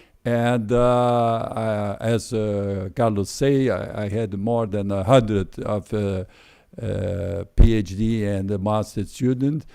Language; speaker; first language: English; non-native, fluent; Portuguese